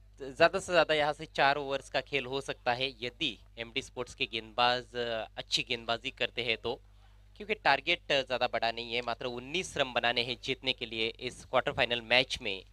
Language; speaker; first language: Hindi; non-native, local second language; Marathi